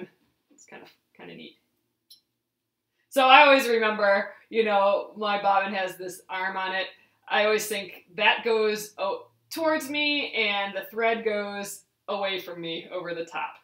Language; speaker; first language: English; native; English